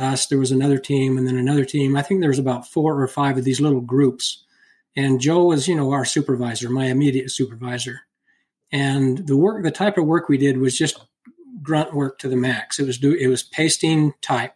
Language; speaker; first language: English; native; English